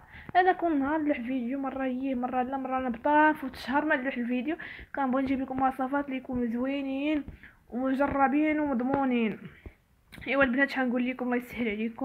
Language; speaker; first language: Arabic; native; Arabic